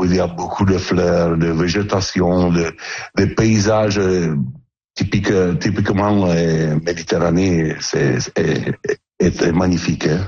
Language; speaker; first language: French; non-native, learner; Italian